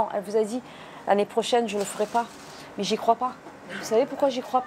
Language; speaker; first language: French; native; French